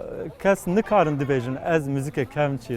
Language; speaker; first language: Kurdish; non-native, local second language; Zaza